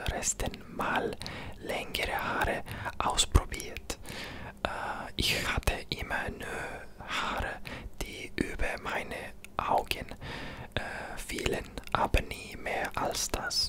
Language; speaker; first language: German; non-native, learner; English